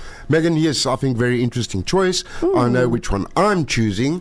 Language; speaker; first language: English; non-native, local second language; Afrikaans